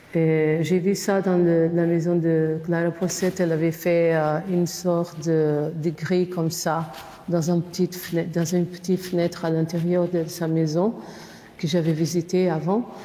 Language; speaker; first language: French; non-native, fluent; Portuguese